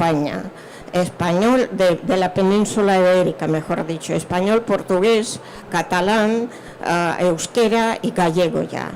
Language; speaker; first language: Spanish; non-native, fluent; Russian